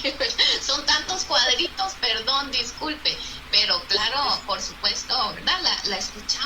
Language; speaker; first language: Spanish; native; Spanish